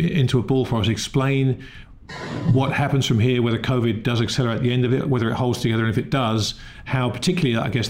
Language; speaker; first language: English; native; English